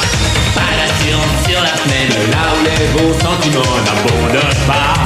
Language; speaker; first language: French; native; French